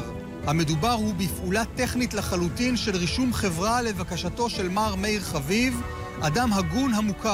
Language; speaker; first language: Hebrew; native; Hebrew